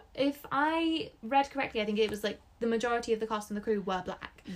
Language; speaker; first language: English; native; English